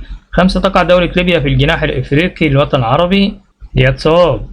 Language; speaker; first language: Arabic; native; Arabic